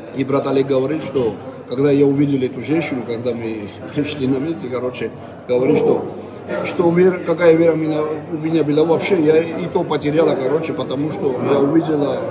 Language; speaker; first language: Russian; non-native, local second language; Georgian